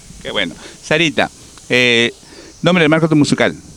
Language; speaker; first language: Spanish; native; Spanish